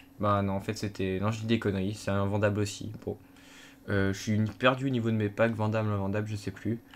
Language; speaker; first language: French; native; French